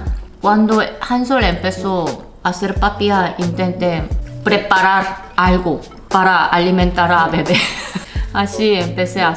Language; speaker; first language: Spanish; non-native, fluent; Korean